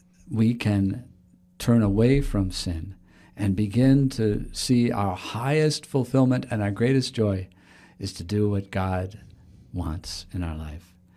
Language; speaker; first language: English; native; English